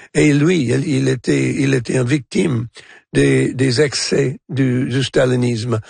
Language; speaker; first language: French; non-native, local second language; English